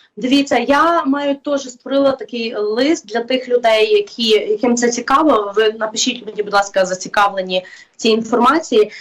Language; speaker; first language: Ukrainian; native; Ukrainian